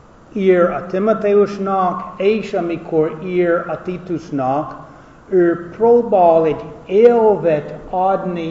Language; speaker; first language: Hungarian; non-native, fluent; English